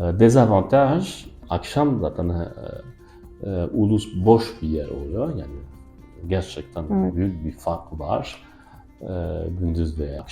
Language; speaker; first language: Turkish; non-native, fluent; French